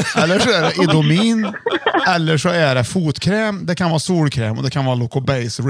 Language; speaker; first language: Swedish; native; Swedish